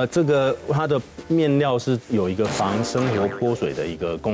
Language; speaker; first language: Chinese; native; Chinese